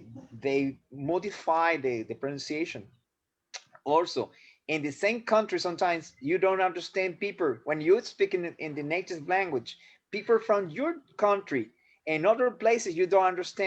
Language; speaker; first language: English; non-native, fluent; Spanish